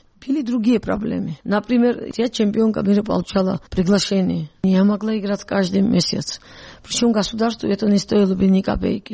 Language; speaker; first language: Russian; non-native, local second language; Georgian